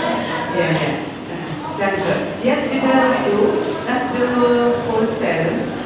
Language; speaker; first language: German; non-native, learner; Indonesian